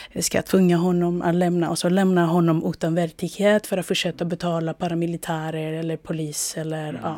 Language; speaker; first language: Swedish; non-native, fluent; Spanish